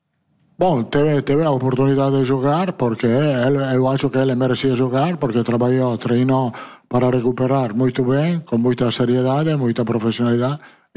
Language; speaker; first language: Portuguese; non-native, learner; Italian